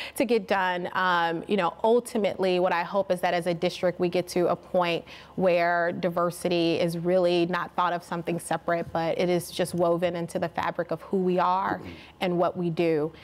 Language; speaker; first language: English; native; English